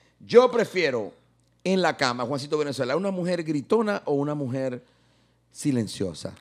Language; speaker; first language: Spanish; native; Spanish